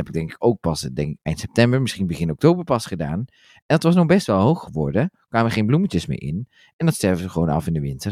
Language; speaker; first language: Dutch; native; Dutch